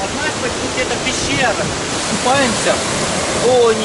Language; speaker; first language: Russian; native; Russian